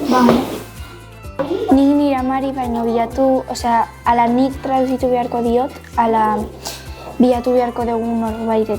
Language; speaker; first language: Basque; non-native, local second language; Spanish